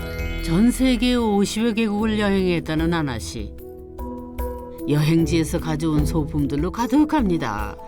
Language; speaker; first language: Korean; native; Korean